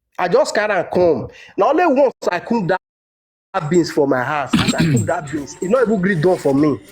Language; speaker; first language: Nigerian Pidgin; non-native, local second language; Esan